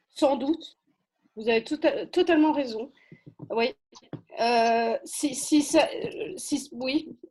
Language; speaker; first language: French; native; French